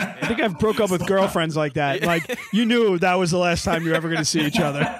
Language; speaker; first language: English; native; English